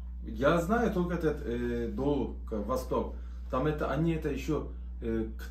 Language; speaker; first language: Russian; non-native, learner; Turkish